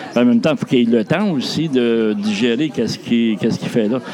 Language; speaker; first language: French; native; French